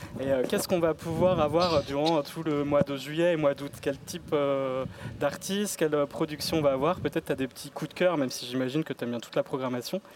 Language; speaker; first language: French; native; French